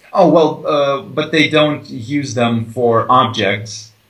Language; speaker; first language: English; early bilingual, other home language; Chechen